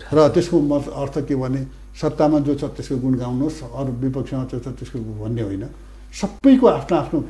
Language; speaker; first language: Nepali; native; Nepali